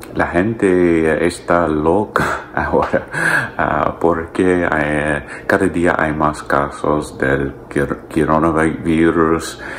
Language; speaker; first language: Spanish; non-native, learner; English